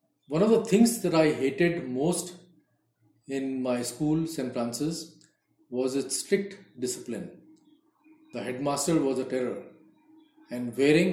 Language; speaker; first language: English; non-native, local second language; Hindi